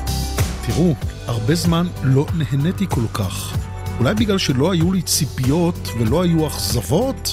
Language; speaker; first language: Hebrew; native; Hebrew